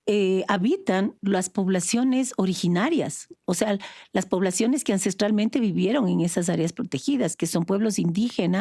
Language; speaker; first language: Spanish; native; Spanish